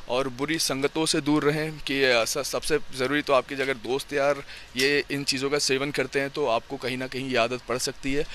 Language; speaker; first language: Hindi; native; Hindi